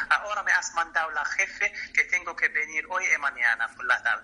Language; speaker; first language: Spanish; non-native, learner; Arabic